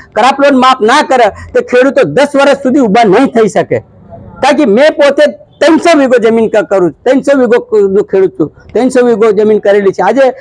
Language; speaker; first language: Gujarati; native; Gujarati